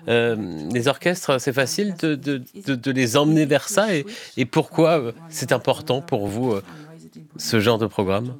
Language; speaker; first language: French; native; French